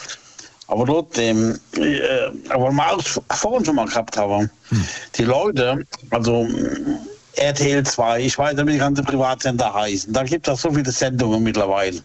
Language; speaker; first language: German; native; German